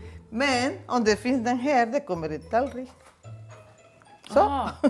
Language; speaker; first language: Swedish; non-native, learner; Spanish